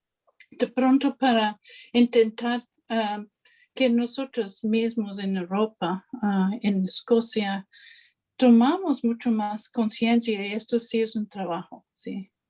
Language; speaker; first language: Spanish; non-native, fluent; English